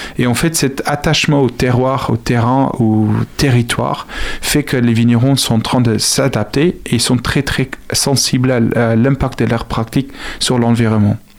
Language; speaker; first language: French; non-native, fluent; Afrikaans